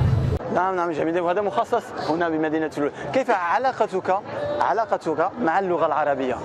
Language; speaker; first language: Arabic; early bilingual, heritage; Arabic